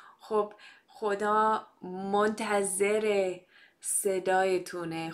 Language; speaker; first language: Persian; non-native, fluent; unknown